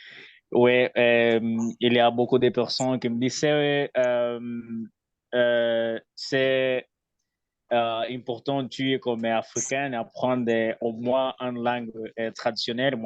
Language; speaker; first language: French; non-native, learner; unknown